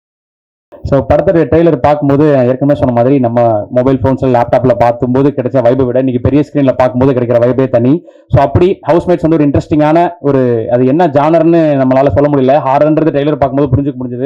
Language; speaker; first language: Tamil; native; Tamil